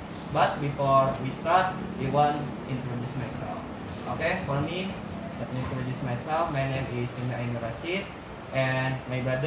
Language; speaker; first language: English; non-native, learner; Indonesian